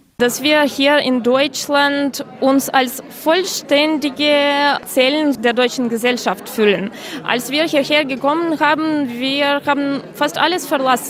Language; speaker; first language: German; non-native, fluent; Ukrainian